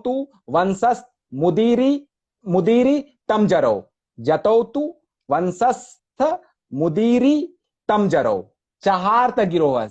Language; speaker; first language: Persian; non-native, fluent; Hindi